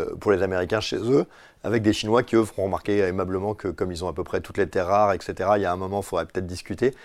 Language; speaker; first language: French; native; French